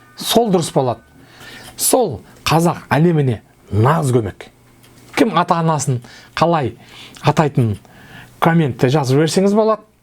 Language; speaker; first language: Kazakh; non-native, local second language; Russian